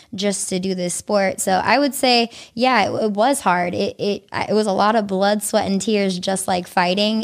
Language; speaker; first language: English; early bilingual, other home language; Italian